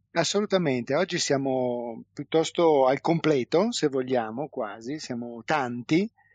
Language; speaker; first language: Italian; native; Italian